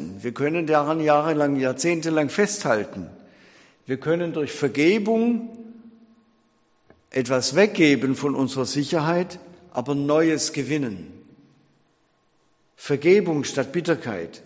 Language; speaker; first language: German; native; German